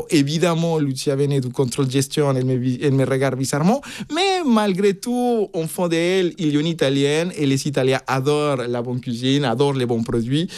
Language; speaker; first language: French; non-native, fluent; Spanish